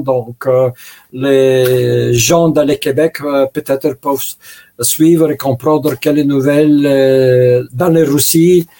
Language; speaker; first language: French; non-native, learner; Russian